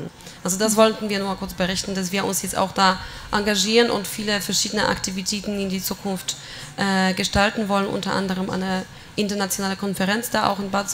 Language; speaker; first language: German; non-native, fluent; Polish